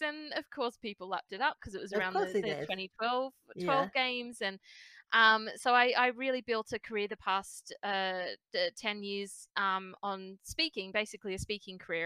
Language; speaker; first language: English; native; English